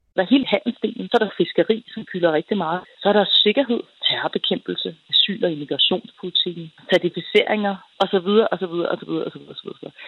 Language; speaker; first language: Danish; native; Danish